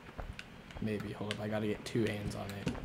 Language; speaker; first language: English; native; English